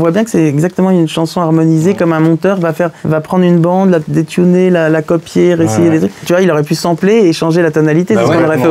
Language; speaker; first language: French; native; French